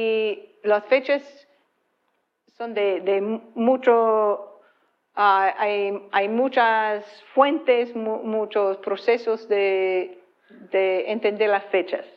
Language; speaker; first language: Spanish; non-native, fluent; English